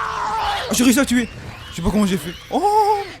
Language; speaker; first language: French; native; French